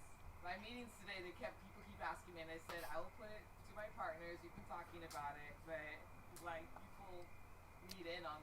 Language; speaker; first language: English; native; English